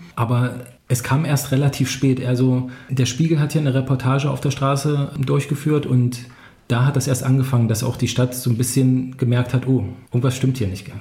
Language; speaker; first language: German; native; German